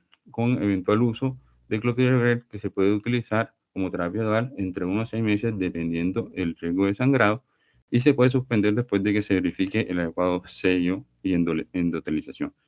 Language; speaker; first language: Spanish; native; Spanish